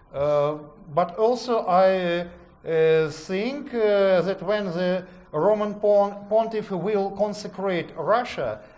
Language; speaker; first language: English; non-native, fluent; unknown